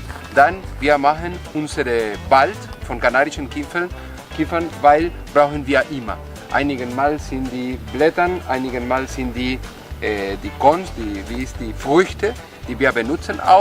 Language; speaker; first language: German; non-native, fluent; Spanish